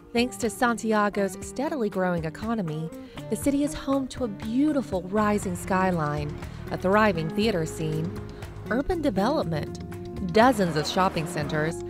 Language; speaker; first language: English; native; English